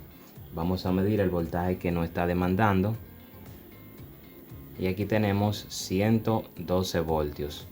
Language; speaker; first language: Spanish; native; Spanish